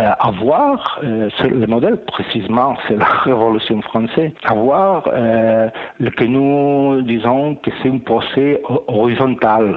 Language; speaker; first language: French; non-native, learner; Catalan